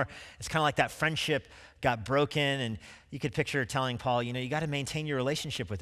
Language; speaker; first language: English; native; English